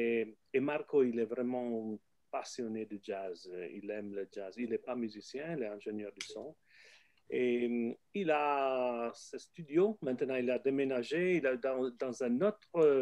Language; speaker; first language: French; non-native, fluent; Italian